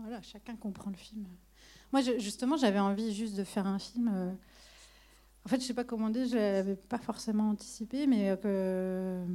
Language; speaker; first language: French; native; French